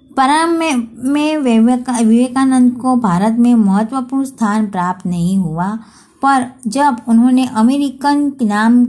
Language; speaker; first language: Hindi; non-native, local second language; Gujarati